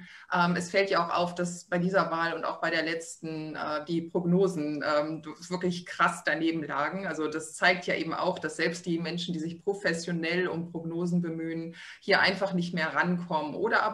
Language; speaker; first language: German; native; German